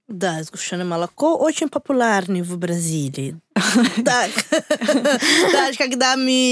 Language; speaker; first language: Russian; non-native, learner; Portuguese